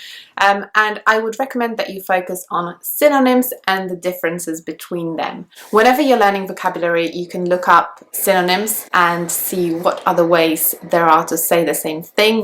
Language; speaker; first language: English; non-native, fluent; Polish